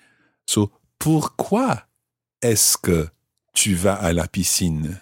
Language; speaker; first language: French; non-native, fluent; English